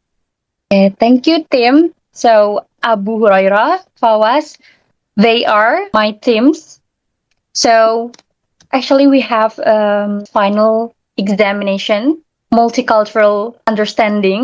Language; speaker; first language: English; non-native, learner; Indonesian